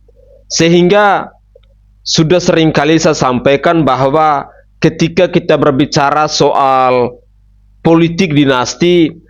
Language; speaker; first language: Indonesian; native; Indonesian